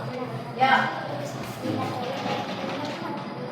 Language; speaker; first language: Indonesian; native; Indonesian